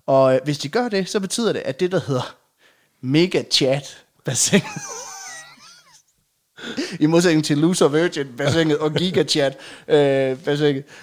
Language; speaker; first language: Danish; native; Danish